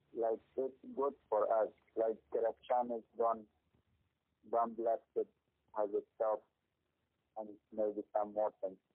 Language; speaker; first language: English; non-native, learner; Persian